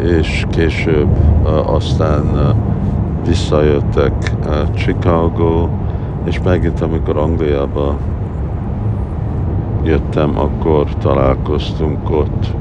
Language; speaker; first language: Hungarian; early bilingual, heritage; Hungarian